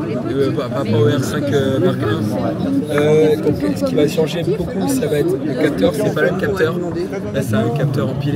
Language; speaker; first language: French; native; French